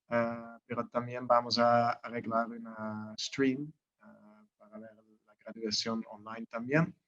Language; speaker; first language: Spanish; non-native, learner; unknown